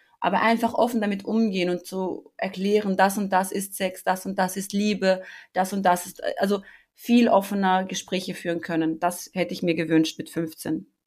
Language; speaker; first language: German; early bilingual, other home language; Albanian